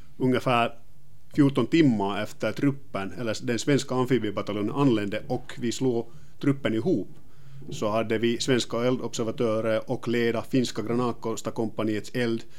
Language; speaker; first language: Swedish; non-native, local second language; Finnish